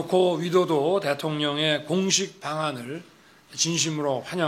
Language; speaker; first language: Korean; native; Korean